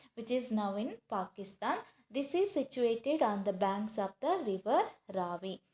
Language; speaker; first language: English; non-native, local second language; Kannada